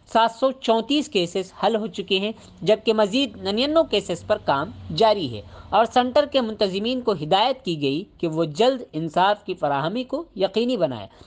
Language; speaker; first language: Urdu; native; Urdu